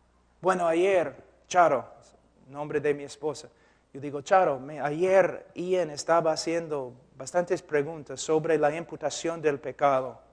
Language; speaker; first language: Spanish; non-native, fluent; English